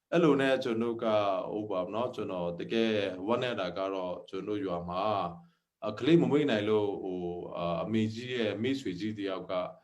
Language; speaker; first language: Burmese; non-native, local second language; Hakha Chin